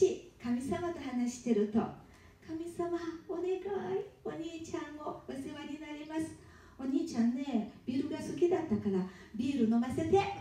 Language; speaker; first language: Japanese; early bilingual, heritage; Japanese